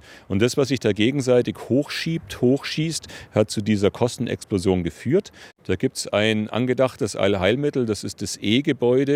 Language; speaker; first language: German; native; German